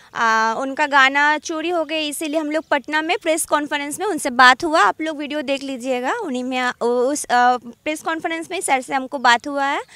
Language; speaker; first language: Hindi; non-native, local second language; Bangla